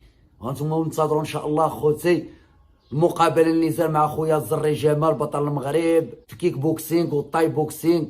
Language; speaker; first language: Arabic; native; Arabic